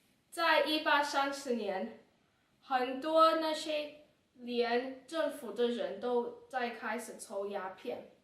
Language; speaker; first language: Chinese; non-native, learner; English